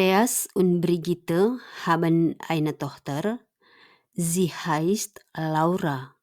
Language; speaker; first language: German; non-native, fluent; Indonesian